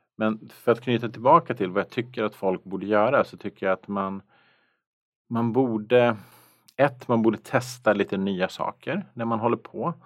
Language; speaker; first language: Swedish; native; Swedish